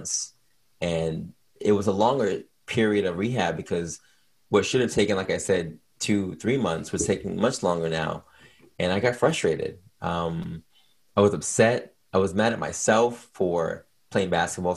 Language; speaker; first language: English; native; English